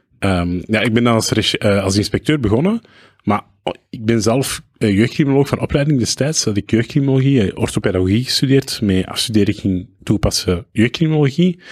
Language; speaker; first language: Dutch; early bilingual, other home language; Arabic